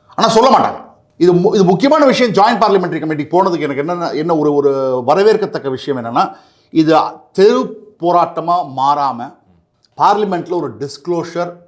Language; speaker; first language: Tamil; native; Tamil